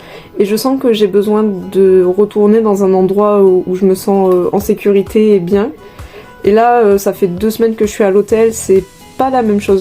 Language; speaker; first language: French; native; French